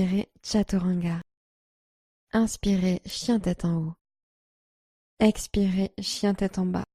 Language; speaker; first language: French; native; French